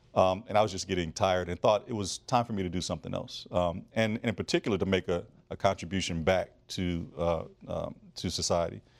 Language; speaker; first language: English; native; English